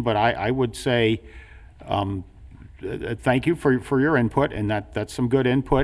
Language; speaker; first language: English; native; English